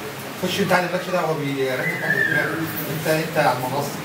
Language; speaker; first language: Arabic; native; Arabic